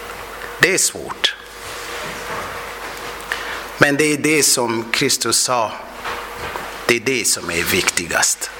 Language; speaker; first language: Swedish; non-native, fluent; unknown